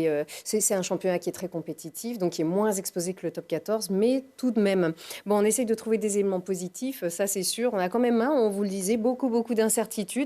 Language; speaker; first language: French; native; French